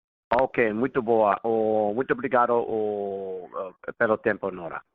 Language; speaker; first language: Portuguese; non-native, fluent; English